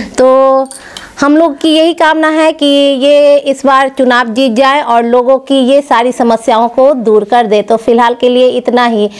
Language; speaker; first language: Hindi; native; Hindi